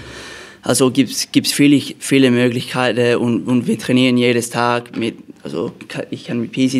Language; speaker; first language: German; non-native, fluent; English